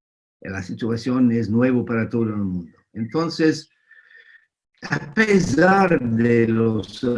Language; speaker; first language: Spanish; non-native, fluent; English